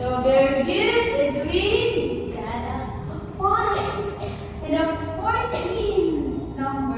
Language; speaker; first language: English; non-native, local second language; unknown